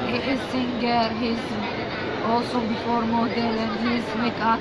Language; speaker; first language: English; non-native, learner; Turkish